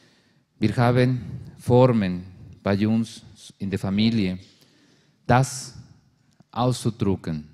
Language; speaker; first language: German; non-native, learner; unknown